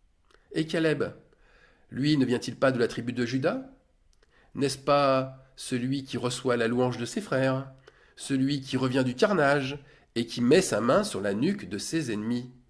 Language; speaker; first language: French; native; French